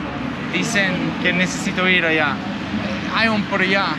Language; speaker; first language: Spanish; non-native, learner; English